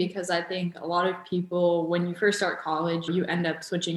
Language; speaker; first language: English; early bilingual, other home language; Bosnian